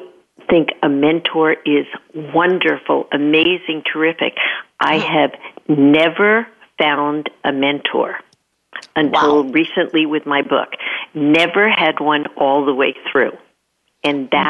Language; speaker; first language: English; native; English